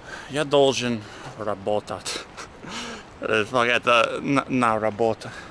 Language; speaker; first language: Russian; non-native, learner; English